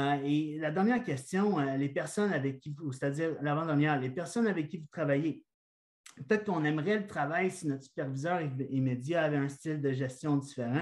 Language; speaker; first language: French; native; French